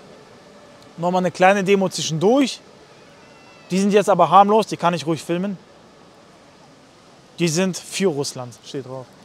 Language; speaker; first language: German; native; German